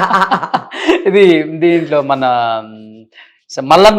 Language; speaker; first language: Telugu; native; Telugu